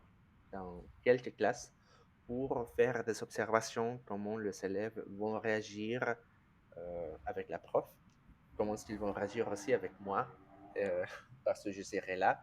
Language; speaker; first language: French; non-native, fluent; Spanish